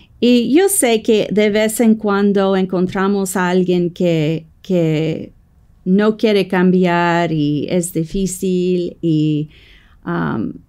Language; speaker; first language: Spanish; non-native, fluent; English